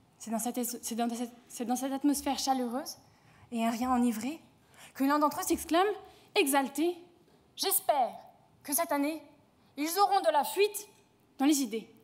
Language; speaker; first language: French; native; French